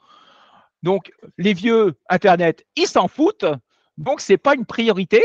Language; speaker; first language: French; native; French